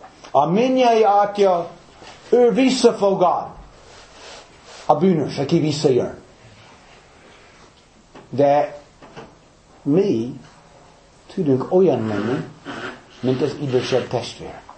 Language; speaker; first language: Hungarian; non-native, fluent; English